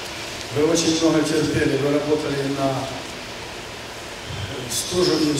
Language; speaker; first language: Russian; native; Russian